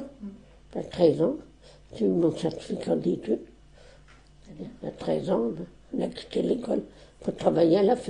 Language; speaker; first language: French; non-native, local second language; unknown